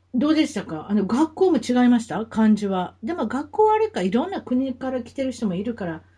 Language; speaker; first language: Japanese; native; Japanese